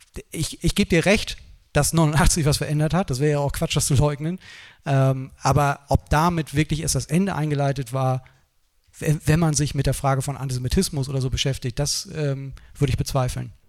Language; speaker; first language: German; native; German